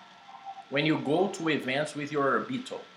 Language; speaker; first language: English; non-native, fluent; Portuguese